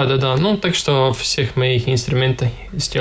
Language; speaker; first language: Russian; non-native, local second language; Latvian